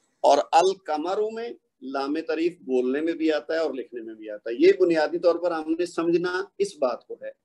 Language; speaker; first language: Urdu; native; Urdu